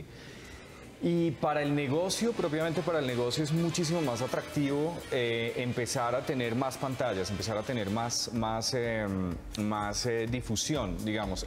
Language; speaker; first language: Spanish; native; Spanish